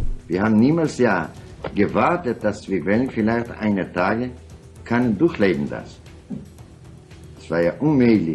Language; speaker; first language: German; non-native, local second language; Yiddish